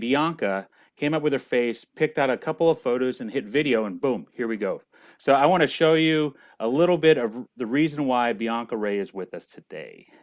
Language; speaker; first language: English; native; English